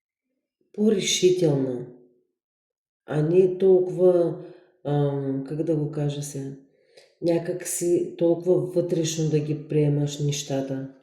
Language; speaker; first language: Bulgarian; native; Bulgarian